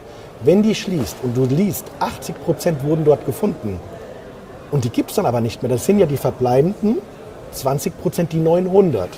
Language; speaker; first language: German; native; German